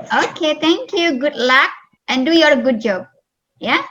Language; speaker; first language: English; non-native, fluent; Indonesian